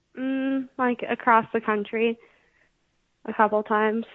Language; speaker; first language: English; native; English